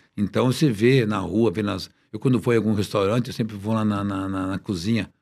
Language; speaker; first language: Portuguese; native; Portuguese